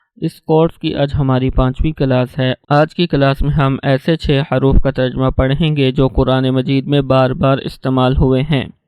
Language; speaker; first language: Urdu; native; Urdu